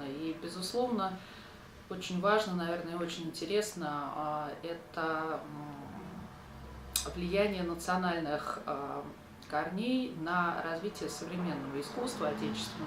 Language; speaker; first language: Russian; native; Russian